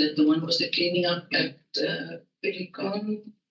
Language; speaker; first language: English; non-native, local second language; Afrikaans